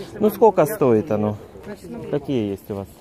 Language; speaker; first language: Russian; native; Russian